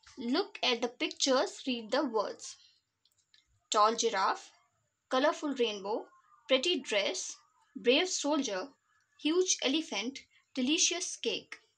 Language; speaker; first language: English; non-native, local second language; Hindi